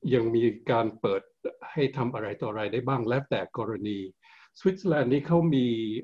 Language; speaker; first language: Thai; early bilingual, heritage; Thai